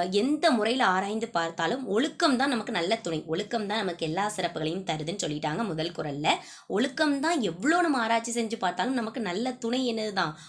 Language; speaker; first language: Tamil; native; Tamil